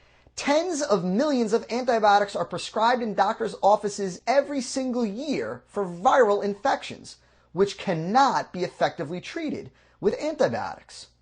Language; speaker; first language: English; native; English